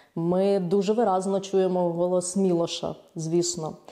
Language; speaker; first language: Ukrainian; native; Ukrainian